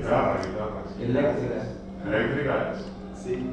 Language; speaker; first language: Spanish; non-native, learner; Portuguese